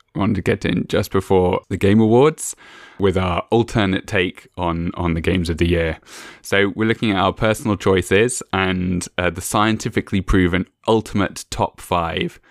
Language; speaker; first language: English; native; English